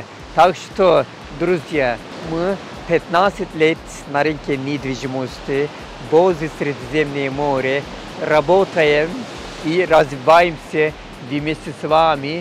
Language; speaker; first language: Russian; non-native, learner; Turkish